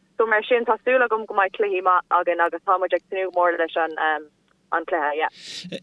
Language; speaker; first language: Irish; non-native, local second language; English